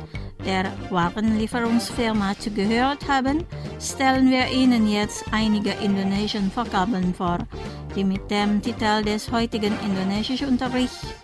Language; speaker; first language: German; non-native, fluent; Indonesian